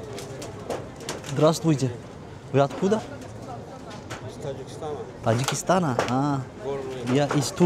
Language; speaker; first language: Russian; non-native, learner; Turkish